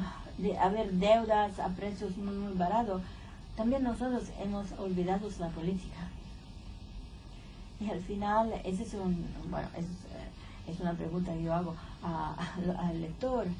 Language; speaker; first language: Spanish; non-native, fluent; Italian